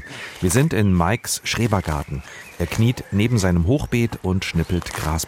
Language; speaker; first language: German; native; German